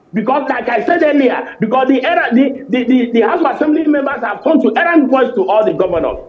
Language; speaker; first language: English; non-native, local second language; Igbo